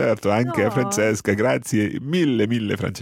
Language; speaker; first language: Italian; non-native, fluent; English